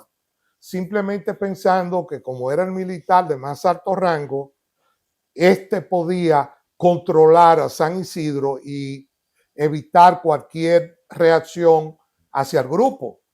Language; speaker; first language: Spanish; native; Spanish